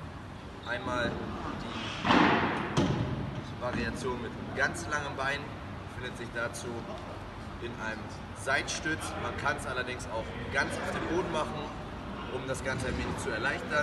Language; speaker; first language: German; native; German